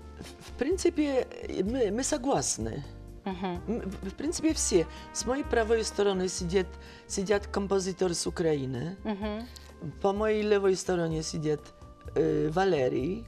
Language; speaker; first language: Russian; non-native, fluent; Polish